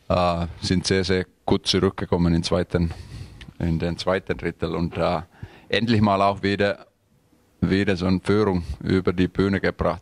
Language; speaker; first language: German; non-native, fluent; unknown